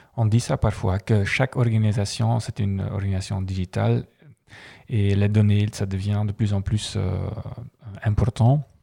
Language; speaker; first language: French; non-native, local second language; Dutch